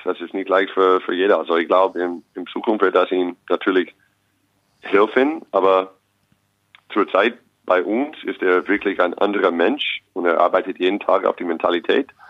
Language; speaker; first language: German; non-native, fluent; English